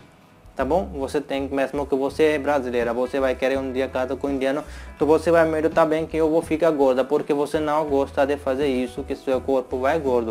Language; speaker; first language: Portuguese; non-native, learner; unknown